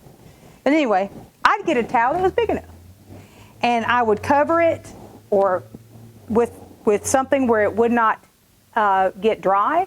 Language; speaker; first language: English; native; English